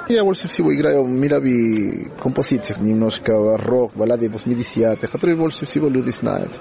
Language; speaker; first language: Russian; non-native, fluent; Spanish